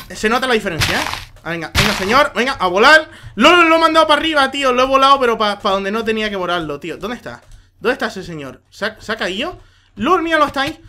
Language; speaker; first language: Spanish; native; Spanish